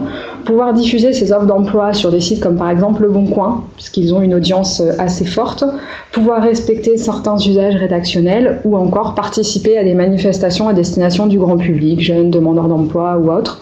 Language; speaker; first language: French; native; French